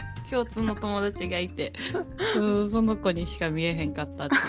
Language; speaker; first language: Japanese; native; Japanese